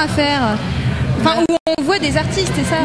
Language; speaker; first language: French; native; French